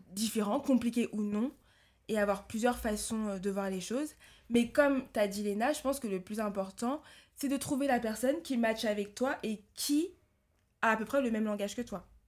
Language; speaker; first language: French; early bilingual, other home language; Lingala